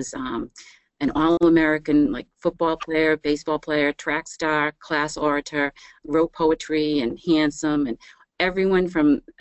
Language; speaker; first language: English; native; English